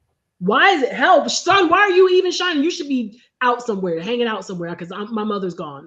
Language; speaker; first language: English; native; English